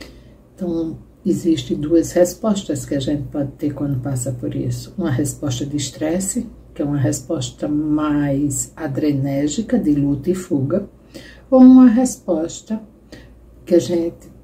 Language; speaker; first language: Portuguese; native; Portuguese